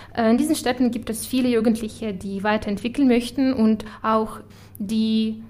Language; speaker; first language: German; non-native, fluent; Ukrainian